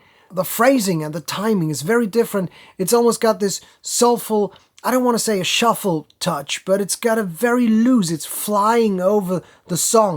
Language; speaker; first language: English; non-native, fluent; German